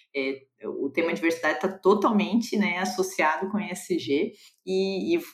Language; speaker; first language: Portuguese; native; Portuguese